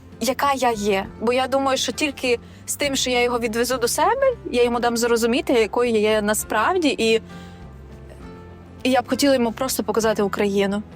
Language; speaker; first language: Ukrainian; native; Ukrainian